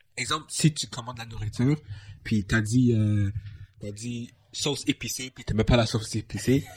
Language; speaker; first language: French; non-native, local second language; English